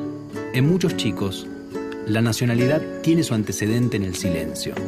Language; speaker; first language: Spanish; native; Spanish